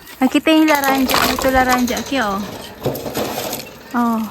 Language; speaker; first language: Portuguese; non-native, learner; Filipino